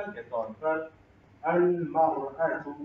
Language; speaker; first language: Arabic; non-native, fluent; Urdu